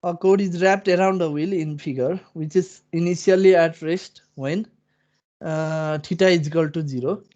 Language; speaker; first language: English; non-native, local second language; Nepali